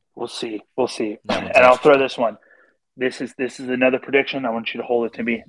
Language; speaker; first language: English; native; English